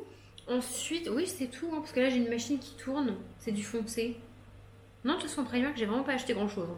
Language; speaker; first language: French; native; French